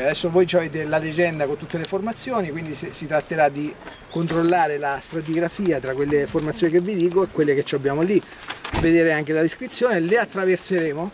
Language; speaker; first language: Italian; native; Italian